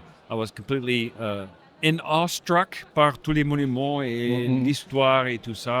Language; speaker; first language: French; non-native, local second language; Dutch